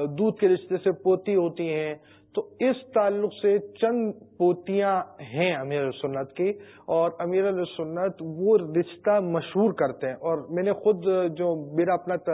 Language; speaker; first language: Urdu; native; Urdu